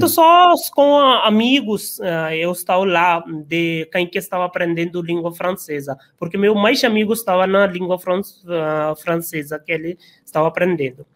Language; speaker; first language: Portuguese; non-native, learner; Hindi